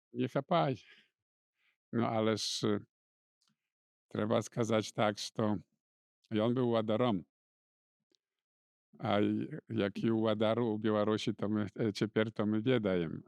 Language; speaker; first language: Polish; non-native, local second language; Belarusian